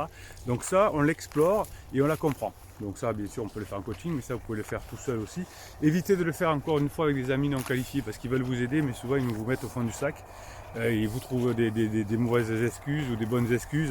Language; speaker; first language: French; native; French